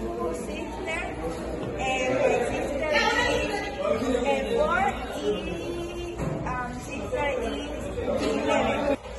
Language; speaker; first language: English; non-native, learner; Spanish